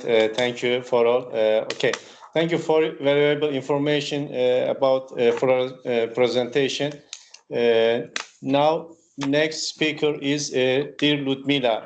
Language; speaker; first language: English; non-native, learner; Turkish